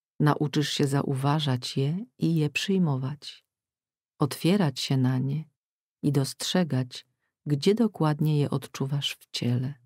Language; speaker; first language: Polish; native; Polish